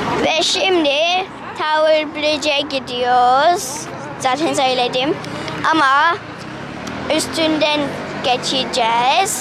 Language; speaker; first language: Turkish; early bilingual, heritage; Turkish